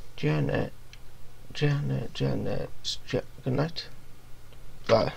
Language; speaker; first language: Japanese; non-native, learner; English